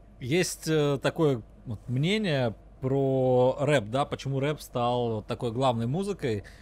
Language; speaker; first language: Russian; native; Russian